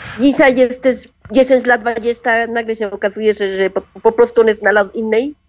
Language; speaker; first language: Polish; non-native, learner; Spanish